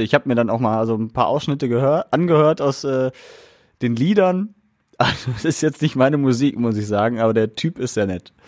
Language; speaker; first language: German; native; German